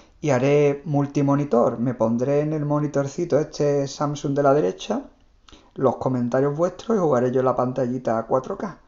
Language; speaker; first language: Spanish; native; Spanish